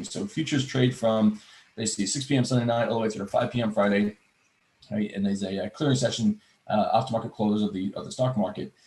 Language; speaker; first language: English; native; English